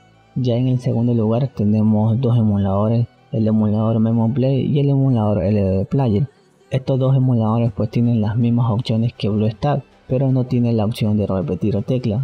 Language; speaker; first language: Spanish; native; Spanish